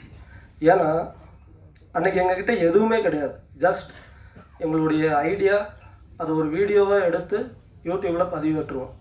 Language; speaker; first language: Tamil; native; Tamil